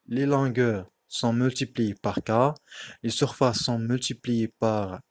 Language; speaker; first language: French; non-native, local second language; Arabic